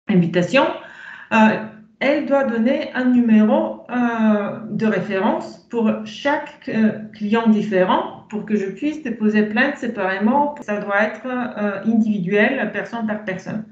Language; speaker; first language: French; non-native, fluent; Bulgarian